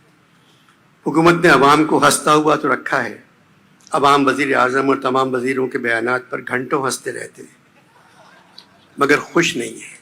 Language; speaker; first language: Urdu; native; Urdu